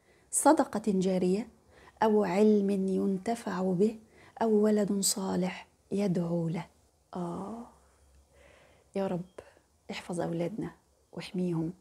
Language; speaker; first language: Arabic; native; Arabic